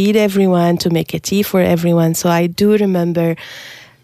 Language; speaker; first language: English; non-native, fluent; Arabic